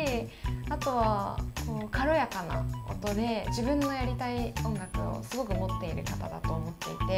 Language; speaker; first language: Japanese; native; Japanese